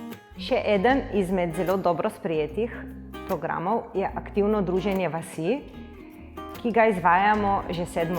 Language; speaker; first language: Slovenian; native; Slovenian